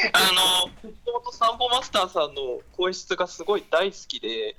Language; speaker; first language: Japanese; early bilingual, other home language; Portuguese